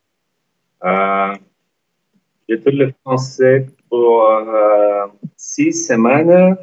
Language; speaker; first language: French; non-native, learner; Portuguese